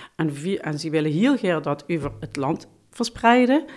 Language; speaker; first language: Dutch; non-native, local second language; Limburgish